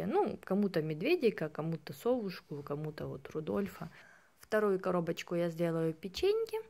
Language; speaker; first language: Russian; native; Russian